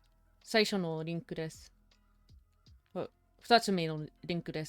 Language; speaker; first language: Japanese; non-native, learner; English